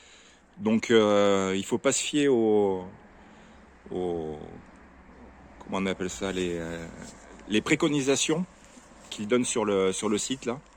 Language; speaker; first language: French; native; French